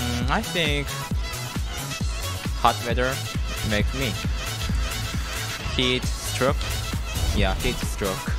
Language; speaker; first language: English; non-native, learner; Korean